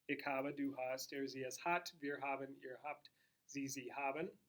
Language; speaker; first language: German; non-native, fluent; English